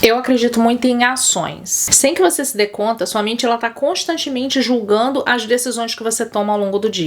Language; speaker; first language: Portuguese; native; Portuguese